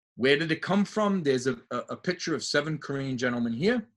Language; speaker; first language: English; native; English